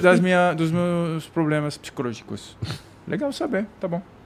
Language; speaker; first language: Portuguese; non-native, fluent; French